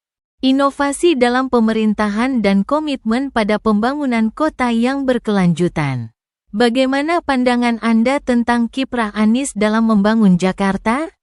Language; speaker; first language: Indonesian; native; Indonesian